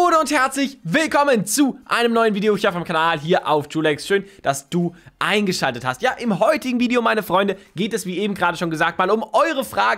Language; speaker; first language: German; native; German